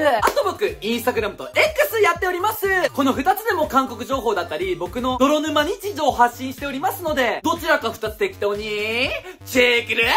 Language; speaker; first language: Japanese; native; Japanese